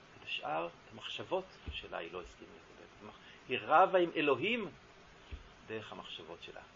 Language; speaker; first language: Hebrew; native; Hebrew